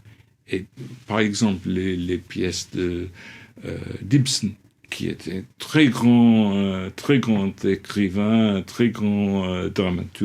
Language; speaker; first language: French; non-native, fluent; English